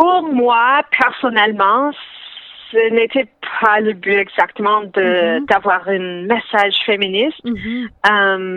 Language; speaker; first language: French; non-native, local second language; English